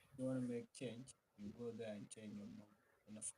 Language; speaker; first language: English; non-native, fluent; Arabic